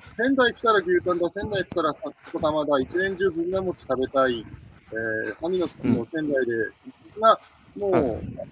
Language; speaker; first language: Japanese; native; Japanese